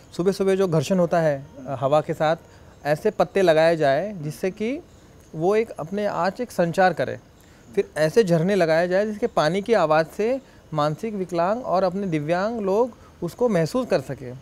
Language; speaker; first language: Hindi; non-native, local second language; Marathi